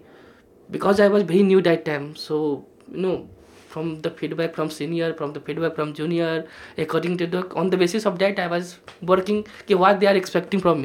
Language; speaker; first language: English; non-native, local second language; Hindi